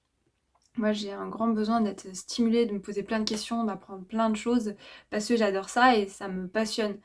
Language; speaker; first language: French; native; French